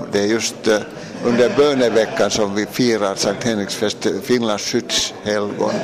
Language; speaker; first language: Swedish; non-native, local second language; Finnish